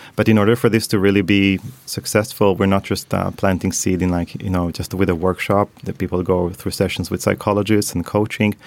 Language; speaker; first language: English; non-native, fluent; Hebrew